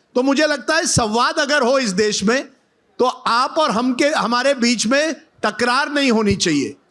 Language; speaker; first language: Hindi; non-native, local second language; Marathi